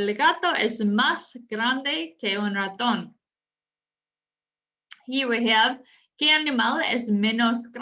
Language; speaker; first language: Spanish; non-native, fluent; English